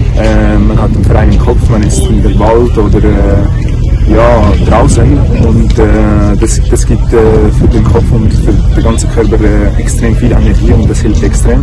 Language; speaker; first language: German; non-native, fluent; Arabic